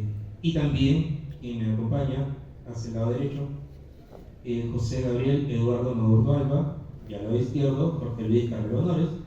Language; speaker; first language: Spanish; native; Spanish